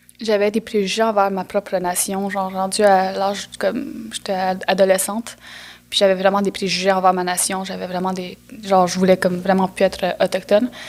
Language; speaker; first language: French; non-native, local second language; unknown